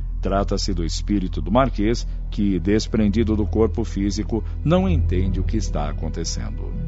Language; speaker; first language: Portuguese; native; Portuguese